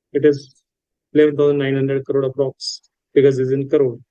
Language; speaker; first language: English; non-native, local second language; Hindi